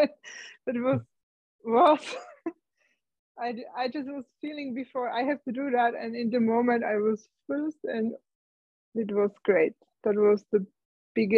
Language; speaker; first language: English; non-native, learner; Czech